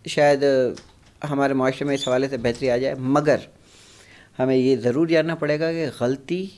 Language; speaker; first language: Urdu; native; Urdu